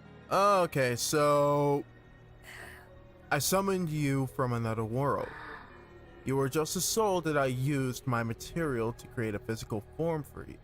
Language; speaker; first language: English; native; English